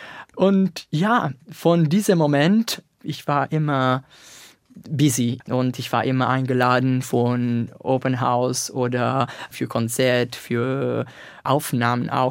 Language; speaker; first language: German; non-native, learner; Italian